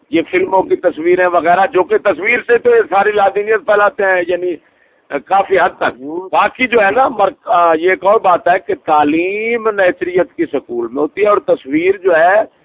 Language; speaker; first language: Urdu; native; Urdu